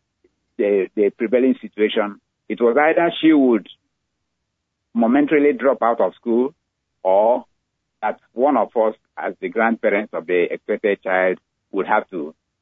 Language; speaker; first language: English; non-native, local second language; Igbo